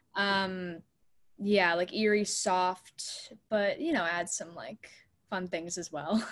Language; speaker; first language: English; native; English